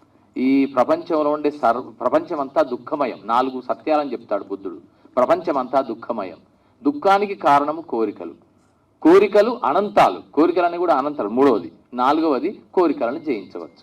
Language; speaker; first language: Telugu; native; Telugu